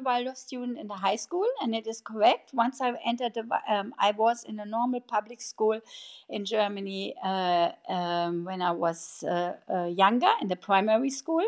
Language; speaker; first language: English; non-native, fluent; German